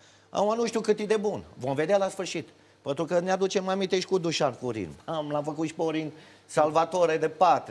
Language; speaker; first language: Romanian; native; Romanian